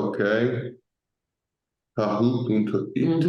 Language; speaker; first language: English; non-native, learner; Italian